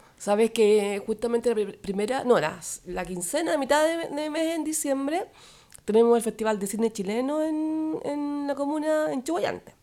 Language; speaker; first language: Spanish; native; Spanish